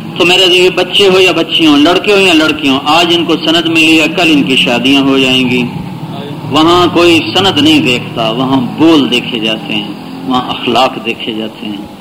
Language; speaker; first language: Urdu; non-native, local second language; Punjabi